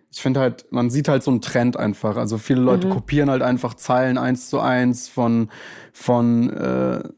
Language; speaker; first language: German; native; German